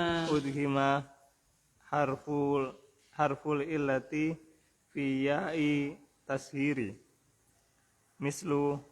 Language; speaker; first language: Arabic; non-native, learner; Indonesian